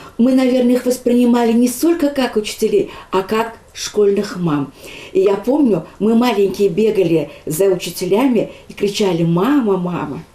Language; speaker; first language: Russian; non-native, local second language; Chuvash